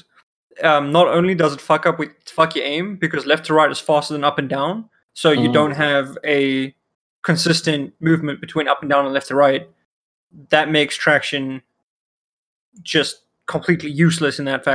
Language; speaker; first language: English; non-native, local second language; Afrikaans